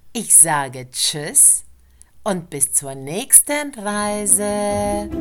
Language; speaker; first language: German; non-native, fluent; Spanish